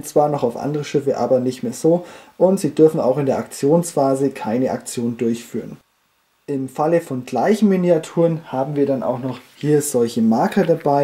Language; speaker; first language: German; native; German